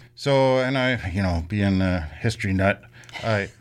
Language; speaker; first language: English; native; English